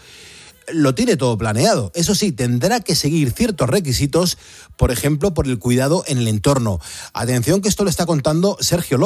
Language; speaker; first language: Spanish; native; Spanish